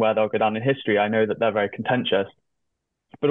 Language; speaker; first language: English; native; English